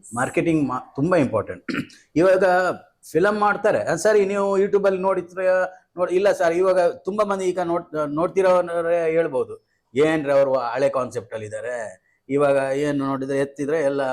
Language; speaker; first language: Kannada; non-native, local second language; Tulu